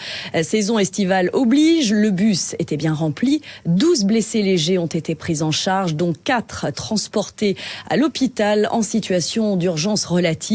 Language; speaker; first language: French; native; French